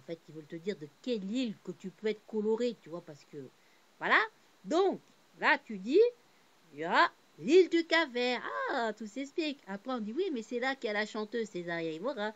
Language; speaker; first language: French; native; French